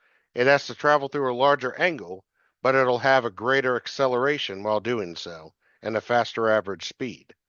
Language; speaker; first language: English; native; English